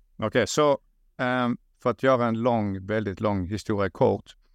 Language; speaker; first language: Swedish; early bilingual, other home language; Russian